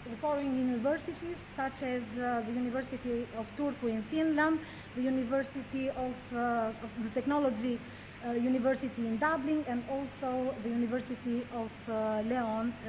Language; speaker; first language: English; non-native, fluent; Albanian